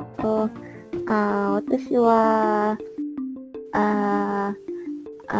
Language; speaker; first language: Japanese; non-native, learner; Malay